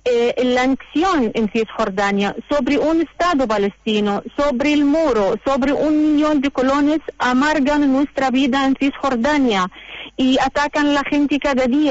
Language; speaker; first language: Spanish; non-native, learner; Arabic